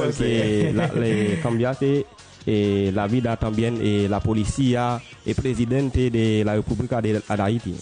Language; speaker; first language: Spanish; non-native, learner; Haitian Creole